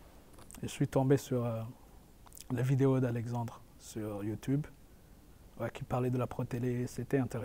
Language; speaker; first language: French; non-native, local second language; Rundi